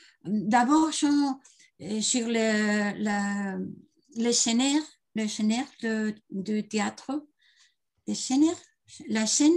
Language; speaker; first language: French; non-native, learner; Spanish